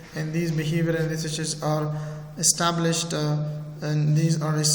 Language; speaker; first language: English; non-native, fluent; Persian